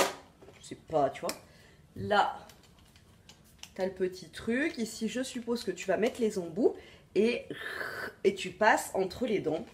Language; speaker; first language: French; native; French